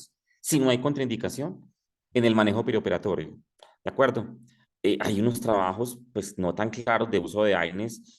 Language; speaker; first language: Spanish; native; Spanish